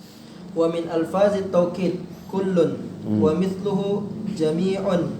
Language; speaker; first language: Arabic; non-native, learner; Indonesian